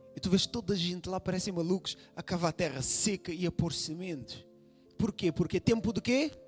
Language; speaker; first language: Portuguese; non-native, local second language; Kabuverdianu